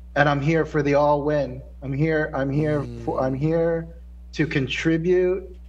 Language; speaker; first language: English; native; English